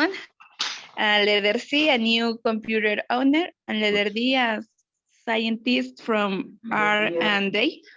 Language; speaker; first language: English; non-native, learner; Spanish